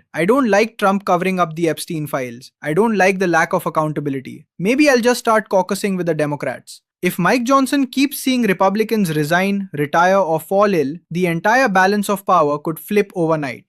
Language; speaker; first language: English; native; English